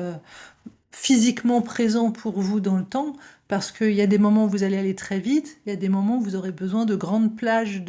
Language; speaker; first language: French; native; French